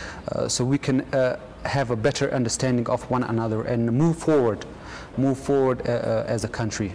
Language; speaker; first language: English; non-native, fluent; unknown